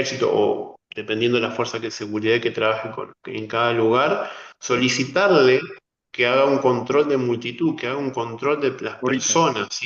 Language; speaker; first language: Spanish; native; Spanish